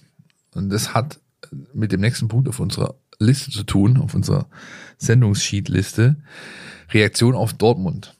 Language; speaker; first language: German; native; German